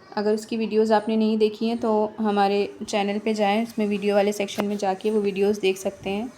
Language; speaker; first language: Urdu; native; Urdu